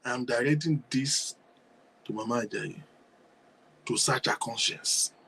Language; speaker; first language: English; non-native, local second language; Yoruba